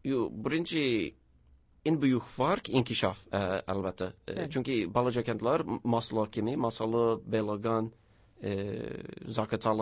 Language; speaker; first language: Azerbaijani; non-native, learner; English